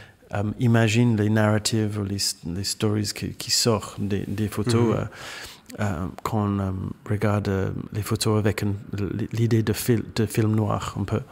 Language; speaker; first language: French; non-native, fluent; English